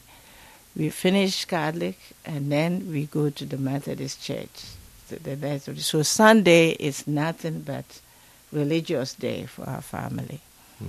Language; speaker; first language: English; non-native, local second language; Akan